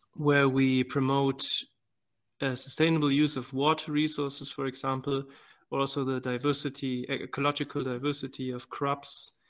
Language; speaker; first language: English; non-native, fluent; German